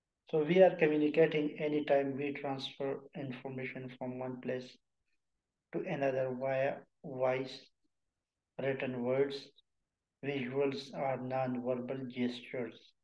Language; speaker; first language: English; non-native, local second language; Urdu